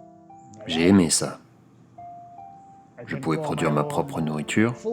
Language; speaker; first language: French; non-native, learner; Thai